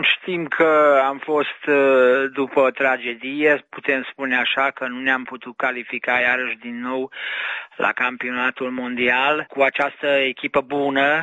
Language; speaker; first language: Romanian; early bilingual, heritage; Romanian